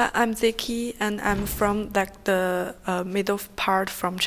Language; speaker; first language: English; non-native, fluent; Chinese